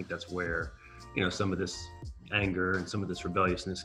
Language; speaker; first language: English; native; English